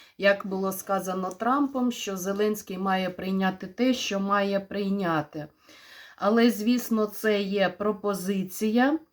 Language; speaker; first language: Ukrainian; non-native, local second language; Russian